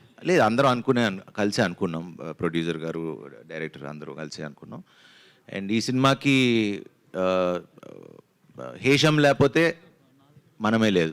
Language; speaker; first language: Telugu; native; Telugu